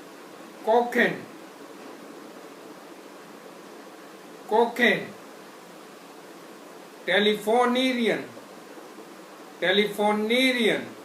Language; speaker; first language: German; non-native, fluent; Hindi